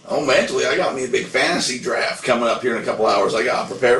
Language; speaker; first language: English; native; English